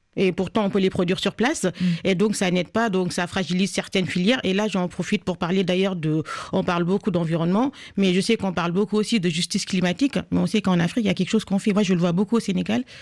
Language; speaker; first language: French; non-native, local second language; Wolof